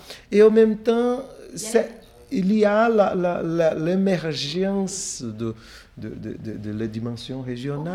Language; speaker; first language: French; non-native, fluent; Portuguese